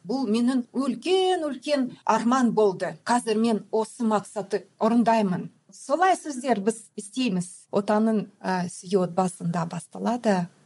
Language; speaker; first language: Kazakh; non-native, local second language; Russian